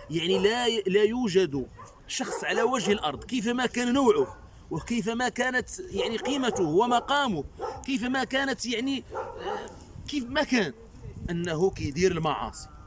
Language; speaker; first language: Arabic; native; Arabic